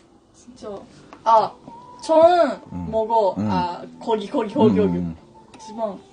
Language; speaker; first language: Korean; non-native, learner; Japanese